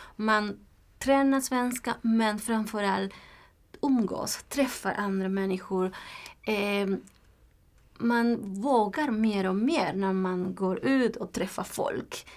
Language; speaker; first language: Swedish; non-native, fluent; Spanish